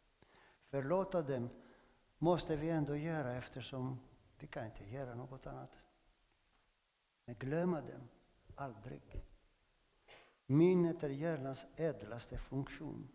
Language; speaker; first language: Swedish; non-native, fluent; Greek